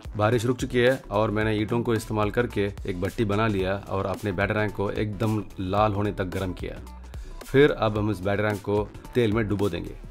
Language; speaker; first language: Hindi; non-native, local second language; Tamil